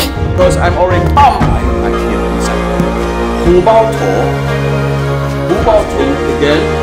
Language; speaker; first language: English; non-native, fluent; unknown